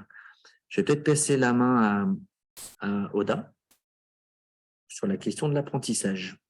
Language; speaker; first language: French; native; French